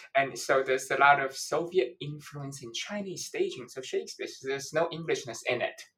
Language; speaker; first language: English; non-native, fluent; Chinese